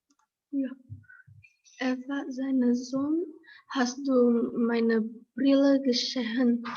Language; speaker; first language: German; non-native, learner; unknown